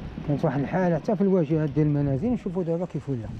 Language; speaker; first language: Arabic; native; Arabic